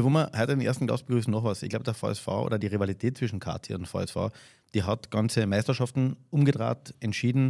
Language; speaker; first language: German; native; German